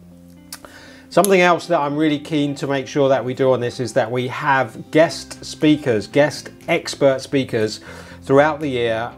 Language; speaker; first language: English; native; English